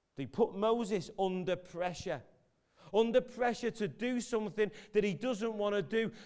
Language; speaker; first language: English; native; English